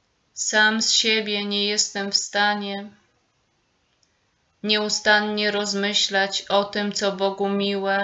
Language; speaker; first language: Polish; native; Polish